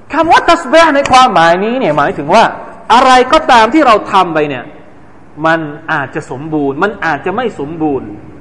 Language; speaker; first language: Thai; non-native, local second language; Malay